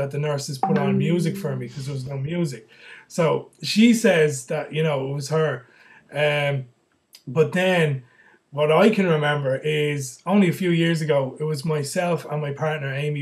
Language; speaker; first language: English; native; English